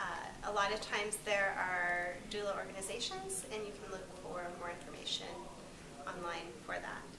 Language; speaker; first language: English; native; English